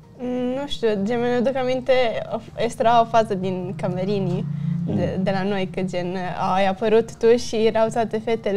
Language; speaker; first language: Romanian; early bilingual, heritage; Romanian